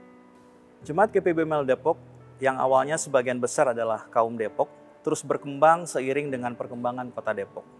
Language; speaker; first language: Indonesian; native; Indonesian